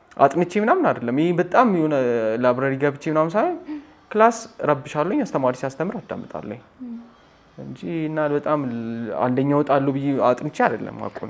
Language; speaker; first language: Amharic; native; Amharic